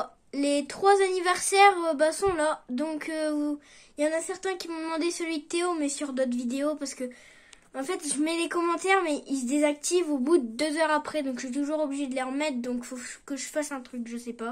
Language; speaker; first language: French; native; French